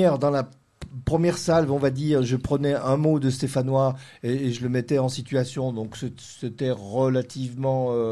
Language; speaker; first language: French; native; French